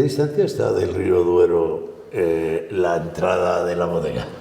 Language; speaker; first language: Spanish; native; Spanish